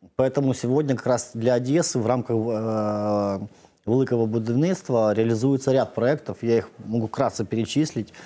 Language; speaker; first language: Russian; native; Russian